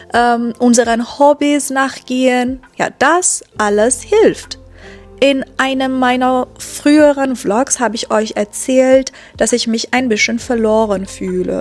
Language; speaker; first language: German; non-native, fluent; Persian